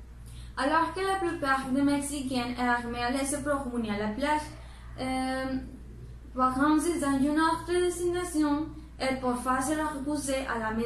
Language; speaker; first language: French; non-native, learner; Spanish